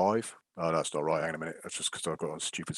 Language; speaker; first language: English; native; English